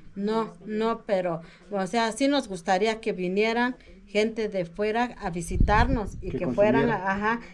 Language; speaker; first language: Spanish; non-native, local second language; Mixtepec Mixtec